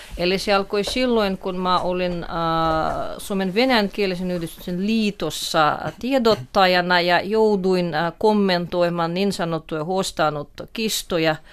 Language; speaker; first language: Finnish; non-native, fluent; Russian